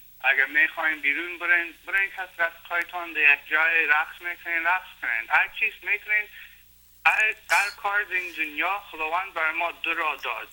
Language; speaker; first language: Persian; non-native, learner; English